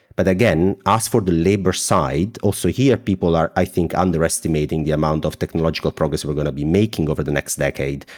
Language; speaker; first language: English; non-native, fluent; Italian